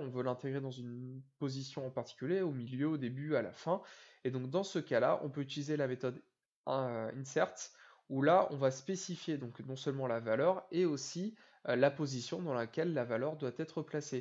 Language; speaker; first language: French; native; French